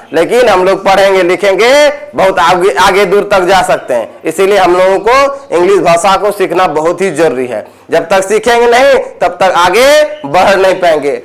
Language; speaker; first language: Hindi; native; Hindi